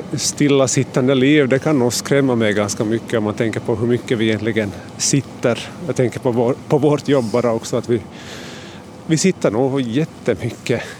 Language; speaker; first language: Swedish; native; Swedish